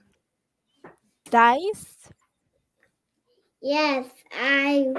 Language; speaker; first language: English; non-native, learner; Korean